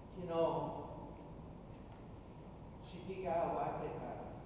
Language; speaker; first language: Japanese; non-native, fluent; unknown